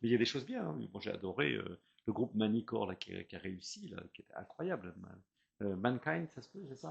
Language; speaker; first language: French; native; French